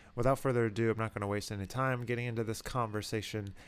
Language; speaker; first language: English; native; English